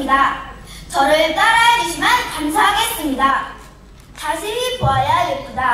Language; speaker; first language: Korean; native; Korean